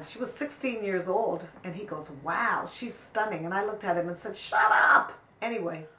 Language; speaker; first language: English; native; English